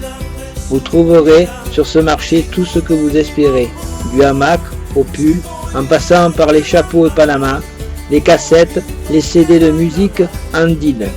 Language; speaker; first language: French; native; French